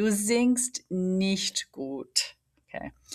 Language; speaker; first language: German; non-native, fluent; English